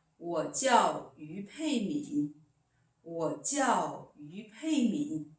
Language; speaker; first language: Chinese; non-native, fluent; Korean